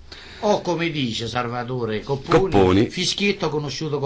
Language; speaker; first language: Italian; native; Italian